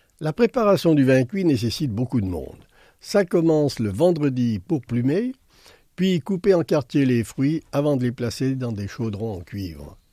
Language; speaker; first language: French; native; French